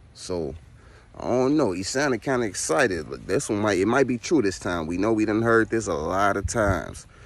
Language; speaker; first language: English; native; English